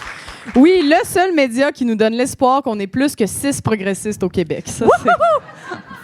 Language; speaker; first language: French; native; French